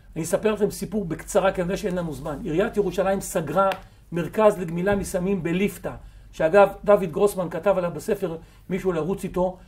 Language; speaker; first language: Hebrew; native; Hebrew